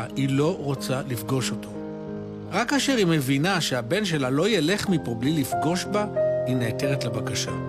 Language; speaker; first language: Hebrew; native; Hebrew